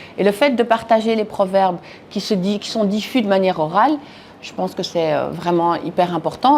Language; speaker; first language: French; native; French